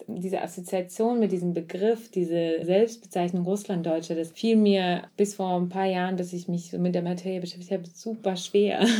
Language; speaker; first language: German; early bilingual, other home language; Russian